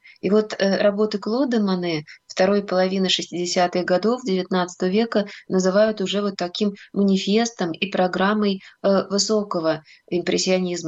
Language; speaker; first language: Russian; native; Russian